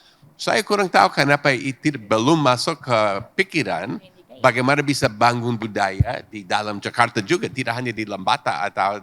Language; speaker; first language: Indonesian; non-native, fluent; English